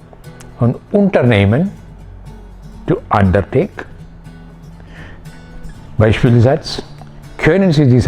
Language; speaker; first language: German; non-native, fluent; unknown